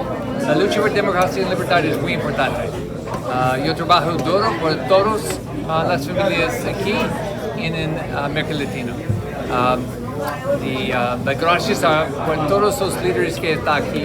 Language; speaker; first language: Spanish; non-native, learner; English